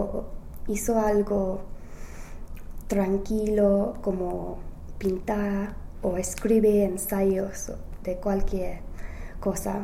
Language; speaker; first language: Spanish; non-native, learner; English